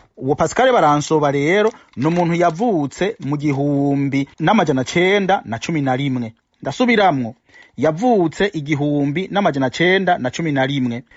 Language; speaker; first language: Rundi; native; Rundi